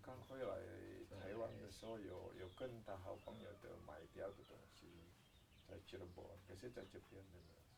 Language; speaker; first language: Chinese; non-native, learner; Indonesian